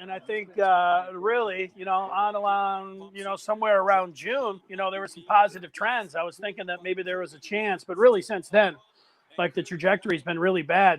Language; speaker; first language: English; native; English